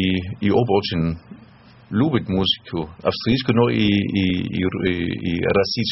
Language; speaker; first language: Russian; non-native, fluent; German